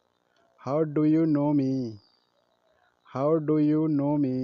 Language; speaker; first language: English; non-native, learner; Odia